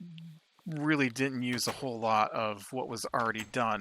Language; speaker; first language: English; native; English